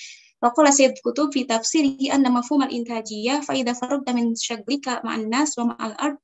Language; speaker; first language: Arabic; non-native, learner; Indonesian